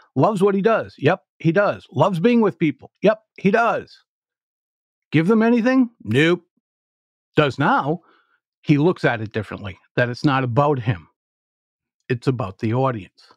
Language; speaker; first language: English; native; English